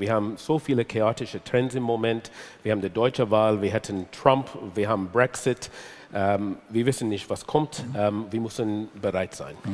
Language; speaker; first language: German; non-native, fluent; English